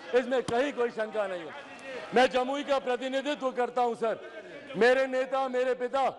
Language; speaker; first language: Hindi; native; Hindi